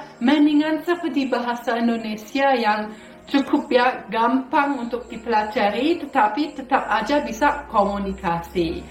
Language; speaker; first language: Indonesian; non-native, fluent; German